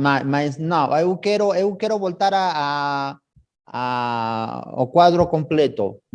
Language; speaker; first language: Portuguese; non-native, learner; Spanish